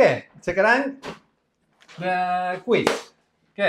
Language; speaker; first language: Indonesian; non-native, learner; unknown